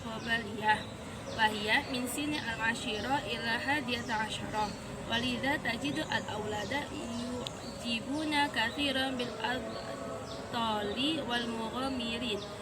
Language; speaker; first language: Arabic; non-native, learner; Indonesian